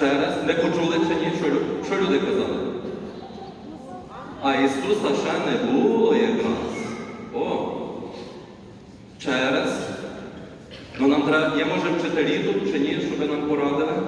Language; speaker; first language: Ukrainian; native; Ukrainian